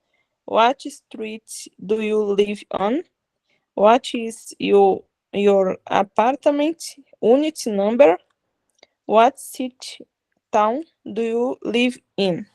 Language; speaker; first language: English; non-native, learner; Portuguese